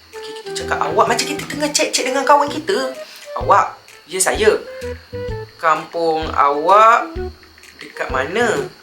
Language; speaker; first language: Malay; native; Malay